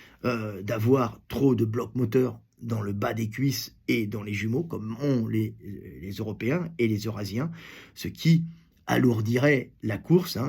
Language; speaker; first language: French; native; French